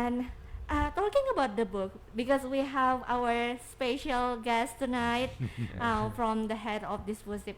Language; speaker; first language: English; non-native, fluent; Indonesian